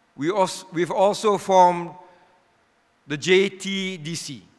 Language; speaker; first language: English; non-native, local second language; Malay